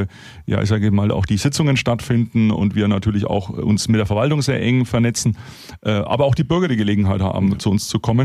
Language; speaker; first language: German; native; German